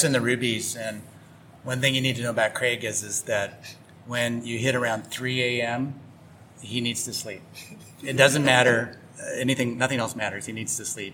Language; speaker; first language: English; native; English